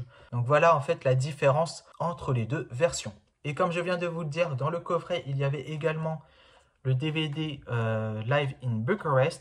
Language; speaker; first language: French; native; French